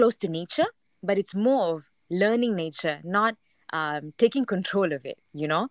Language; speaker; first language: English; non-native, local second language; Tamil